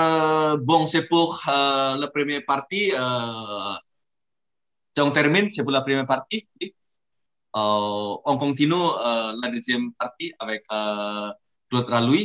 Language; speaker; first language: French; non-native, learner; Indonesian